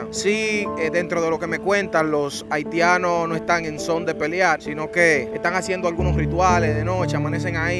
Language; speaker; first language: Spanish; native; Spanish